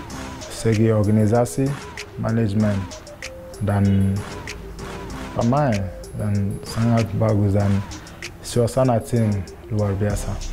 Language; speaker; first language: Indonesian; non-native, fluent; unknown